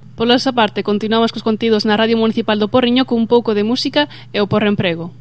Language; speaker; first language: Galician; native; Galician